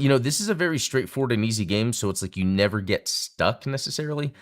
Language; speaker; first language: English; native; English